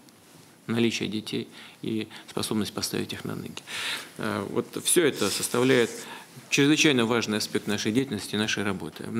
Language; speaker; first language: Russian; native; Russian